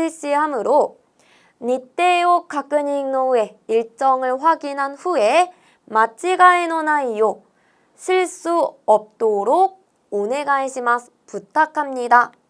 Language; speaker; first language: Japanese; non-native, fluent; Korean